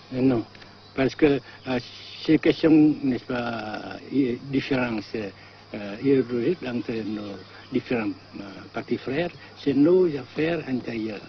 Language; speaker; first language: French; non-native, fluent; Vietnamese